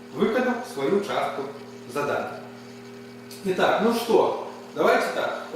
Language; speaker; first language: Russian; non-native, local second language; Ukrainian